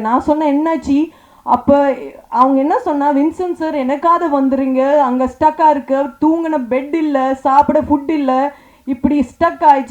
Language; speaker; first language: Tamil; non-native, fluent; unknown